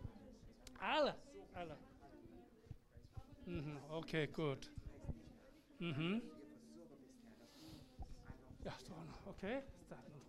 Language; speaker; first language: German; non-native, learner; Korean